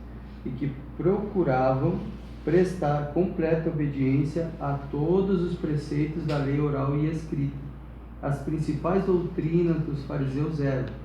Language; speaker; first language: Portuguese; native; Portuguese